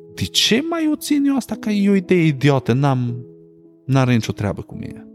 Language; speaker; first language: Romanian; native; Romanian